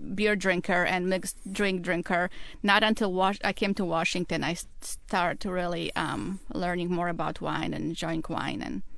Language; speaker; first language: English; non-native, fluent; Polish